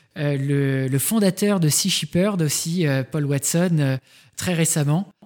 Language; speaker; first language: French; native; French